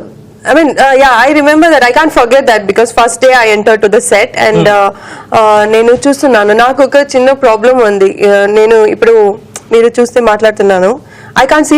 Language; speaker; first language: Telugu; non-native, learner; Kannada